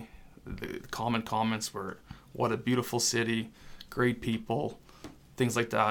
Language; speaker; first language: English; non-native, fluent; French